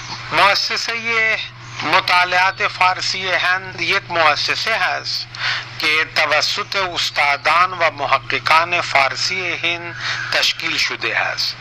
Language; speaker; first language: Persian; non-native, fluent; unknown